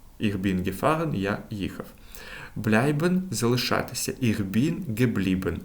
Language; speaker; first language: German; non-native, fluent; Ukrainian